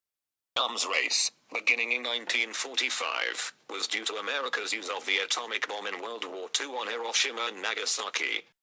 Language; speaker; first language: English; native; English